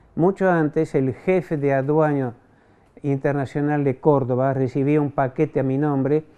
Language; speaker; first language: Spanish; non-native, fluent; French